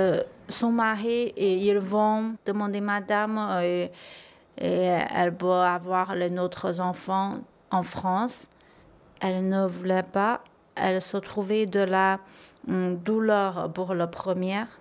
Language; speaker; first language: French; non-native, learner; Chinese